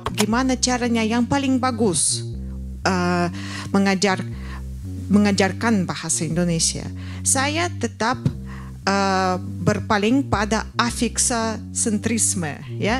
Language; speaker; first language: Indonesian; non-native, fluent; Russian